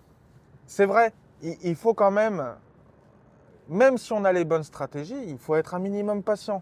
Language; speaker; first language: French; native; French